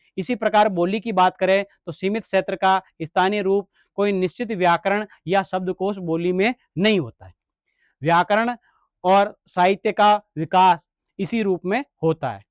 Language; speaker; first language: Hindi; native; Hindi